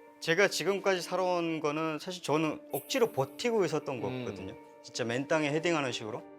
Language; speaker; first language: Korean; native; Korean